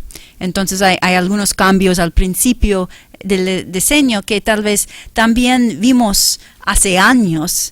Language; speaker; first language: Spanish; non-native, fluent; English